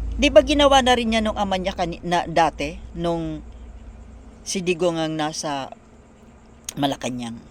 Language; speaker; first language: Filipino; non-native, local second language; Bikol